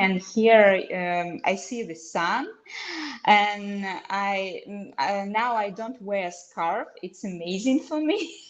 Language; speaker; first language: English; non-native, fluent; Russian